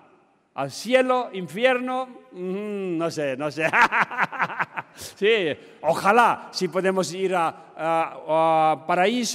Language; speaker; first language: Spanish; non-native, learner; Tibetan